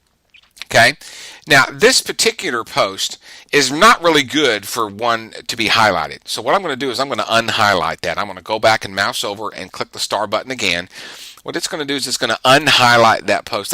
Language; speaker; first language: English; native; English